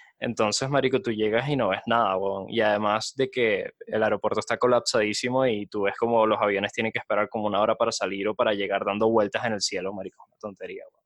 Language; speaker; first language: Spanish; native; Spanish